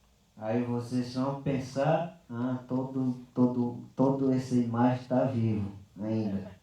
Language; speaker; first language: Portuguese; non-native, local second language; Yanomámi